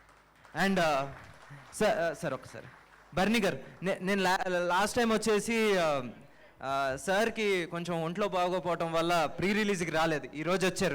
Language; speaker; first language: Telugu; native; Telugu